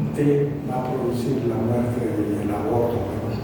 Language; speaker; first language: Spanish; native; Spanish